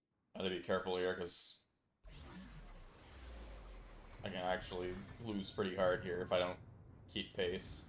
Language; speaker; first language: English; native; English